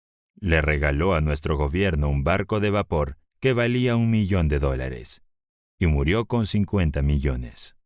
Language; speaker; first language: Spanish; native; Spanish